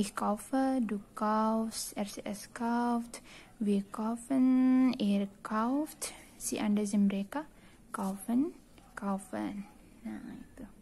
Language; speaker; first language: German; non-native, fluent; Indonesian